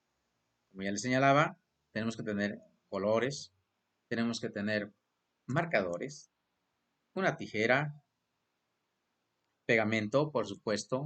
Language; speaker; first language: Spanish; native; Spanish